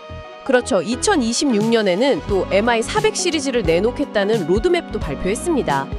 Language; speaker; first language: Korean; native; Korean